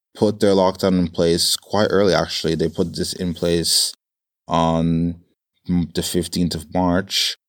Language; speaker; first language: English; native; English